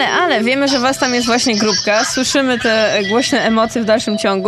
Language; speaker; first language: Polish; native; Polish